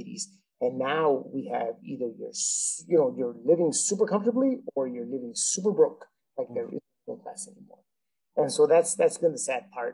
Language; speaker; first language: English; native; English